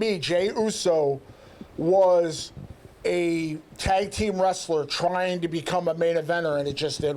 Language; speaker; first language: English; native; English